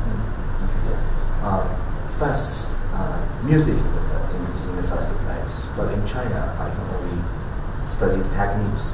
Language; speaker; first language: English; non-native, fluent; Chinese